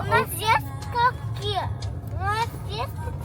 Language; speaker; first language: Russian; non-native, local second language; Yakut